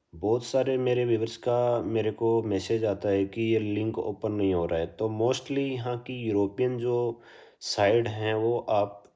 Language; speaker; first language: Hindi; native; Hindi